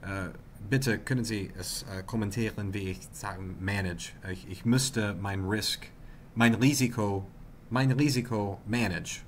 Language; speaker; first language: German; non-native, learner; English